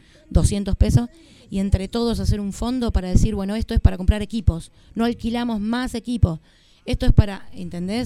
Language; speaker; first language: Spanish; native; Spanish